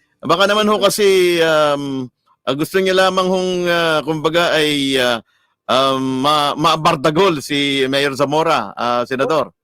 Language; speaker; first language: Filipino; native; Filipino